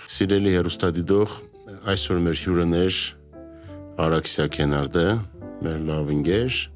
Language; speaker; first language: Armenian; native; Armenian